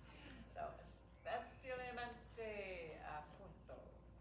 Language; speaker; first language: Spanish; non-native, learner; English